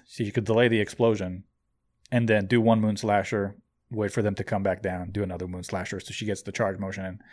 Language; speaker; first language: English; native; English